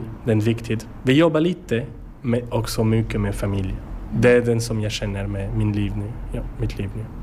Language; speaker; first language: Swedish; non-native, learner; French